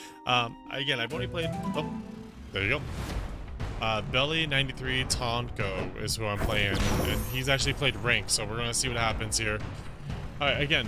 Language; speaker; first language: English; native; English